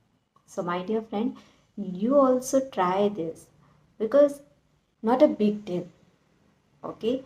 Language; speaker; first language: English; non-native, learner; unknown